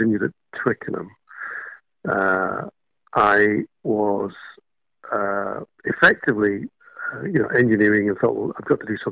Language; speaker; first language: English; native; English